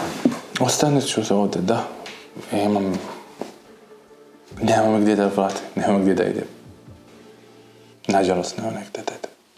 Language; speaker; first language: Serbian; non-native, learner; Arabic